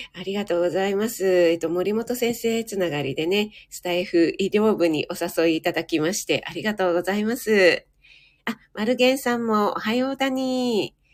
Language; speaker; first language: Japanese; native; Japanese